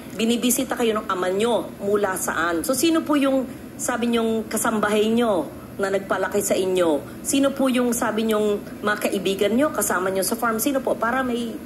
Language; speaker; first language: Filipino; native; Filipino